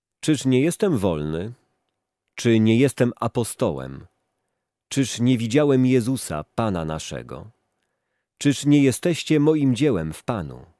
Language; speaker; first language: Polish; native; Polish